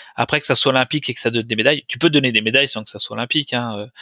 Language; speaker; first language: French; native; French